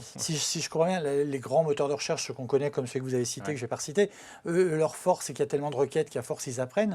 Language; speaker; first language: French; native; French